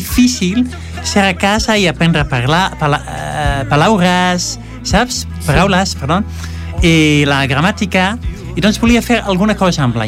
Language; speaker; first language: Catalan; non-native, fluent; Dutch